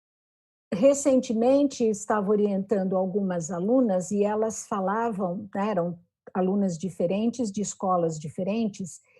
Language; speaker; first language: Portuguese; native; Portuguese